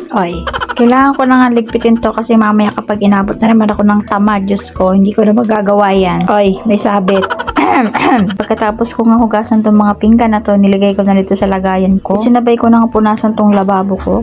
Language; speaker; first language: Filipino; non-native, local second language; Masbatenyo